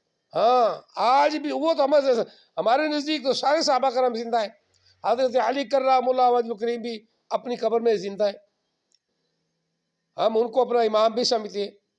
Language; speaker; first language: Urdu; non-native, local second language; Punjabi